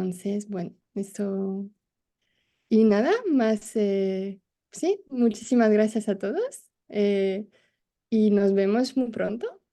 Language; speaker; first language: Spanish; non-native, fluent; French